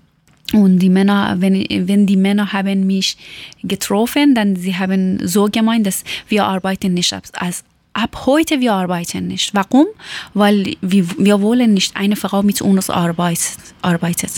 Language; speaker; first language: German; non-native, learner; Persian